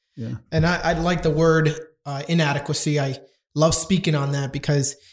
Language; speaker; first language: English; non-native, fluent; Spanish